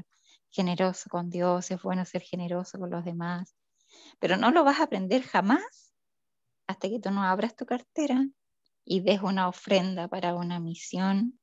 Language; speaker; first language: Spanish; native; Spanish